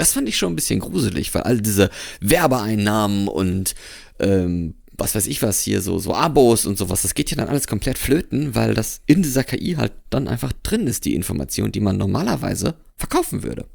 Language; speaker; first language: German; native; German